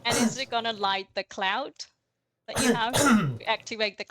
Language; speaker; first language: English; non-native, fluent; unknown